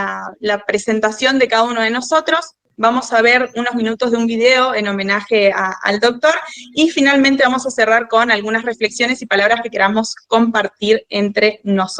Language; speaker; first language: Spanish; native; Spanish